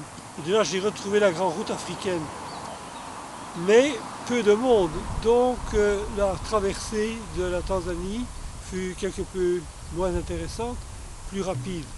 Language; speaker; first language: French; native; French